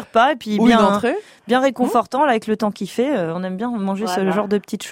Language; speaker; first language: French; native; French